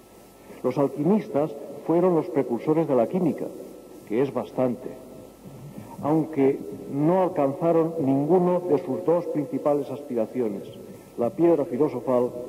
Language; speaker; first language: Spanish; native; Spanish